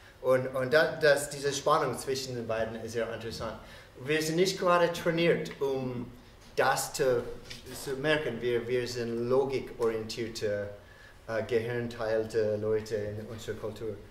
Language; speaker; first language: German; non-native, fluent; English